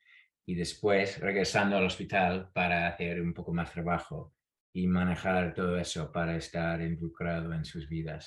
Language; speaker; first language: Spanish; non-native, fluent; English